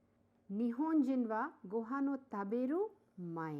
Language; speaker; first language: Japanese; non-native, fluent; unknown